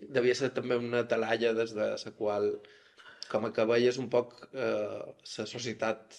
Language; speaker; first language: Catalan; native; Catalan